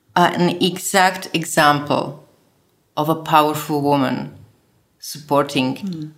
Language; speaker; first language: English; non-native, fluent; Slovak